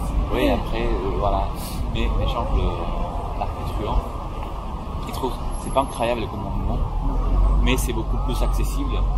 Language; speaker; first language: French; non-native, fluent; Spanish